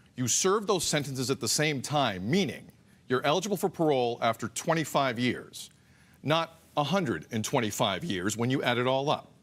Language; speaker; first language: English; native; English